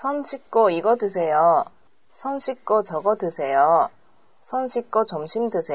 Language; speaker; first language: Korean; non-native, learner; Japanese